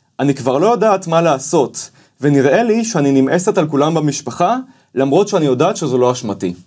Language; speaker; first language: Hebrew; native; Hebrew